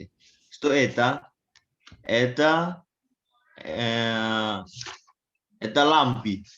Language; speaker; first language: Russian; non-native, learner; Indonesian